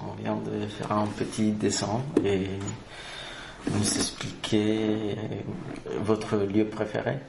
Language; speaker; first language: French; non-native, fluent; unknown